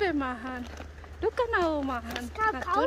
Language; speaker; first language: German; non-native, learner; Indonesian